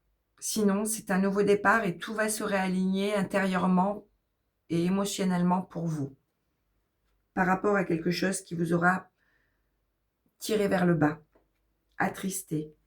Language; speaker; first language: French; native; French